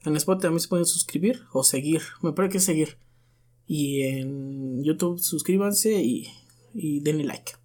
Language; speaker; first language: Spanish; native; Spanish